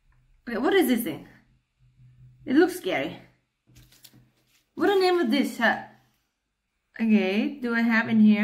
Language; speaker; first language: English; non-native, learner; Thai